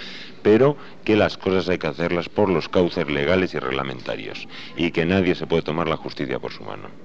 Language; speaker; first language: Spanish; native; Spanish